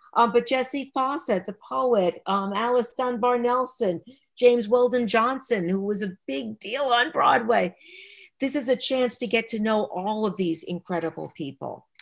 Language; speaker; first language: English; native; English